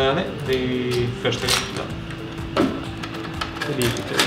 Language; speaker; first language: Swedish; non-native, learner; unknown